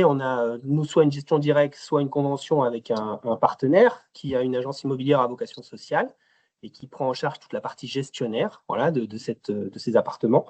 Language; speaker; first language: French; native; French